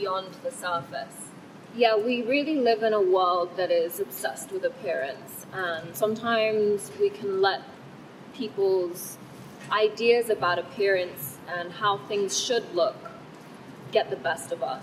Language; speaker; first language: English; non-native, fluent; Thai